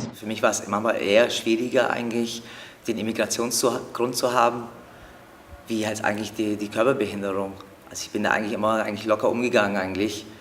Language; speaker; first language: German; early bilingual, other home language; Turkish